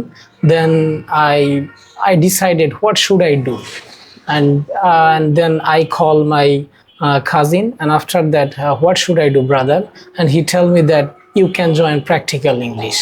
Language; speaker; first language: English; non-native, learner; Bangla